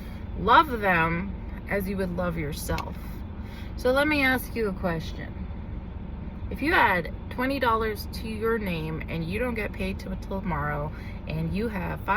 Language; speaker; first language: English; native; English